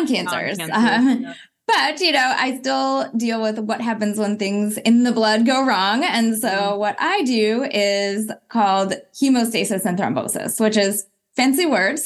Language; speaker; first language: English; native; English